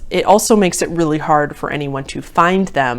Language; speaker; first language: English; native; English